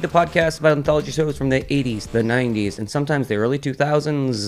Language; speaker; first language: English; native; English